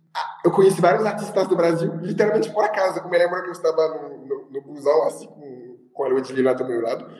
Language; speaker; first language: Portuguese; non-native, fluent; French